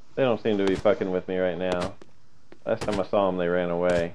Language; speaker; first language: English; native; English